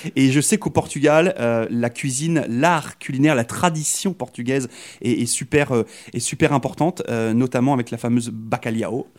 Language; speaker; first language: French; native; French